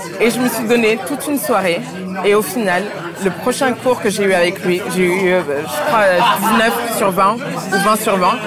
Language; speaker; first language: French; early bilingual, other home language; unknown